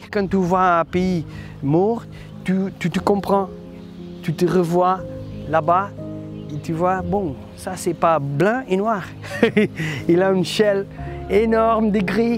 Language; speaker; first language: French; non-native, fluent; Portuguese